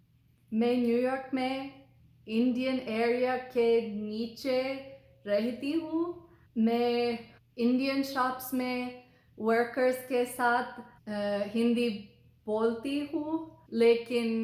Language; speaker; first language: Hindi; non-native, learner; English